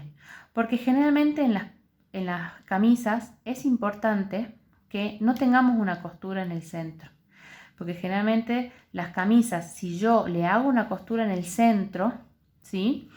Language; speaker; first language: Spanish; native; Spanish